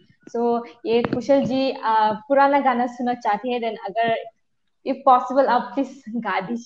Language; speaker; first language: Hindi; non-native, local second language; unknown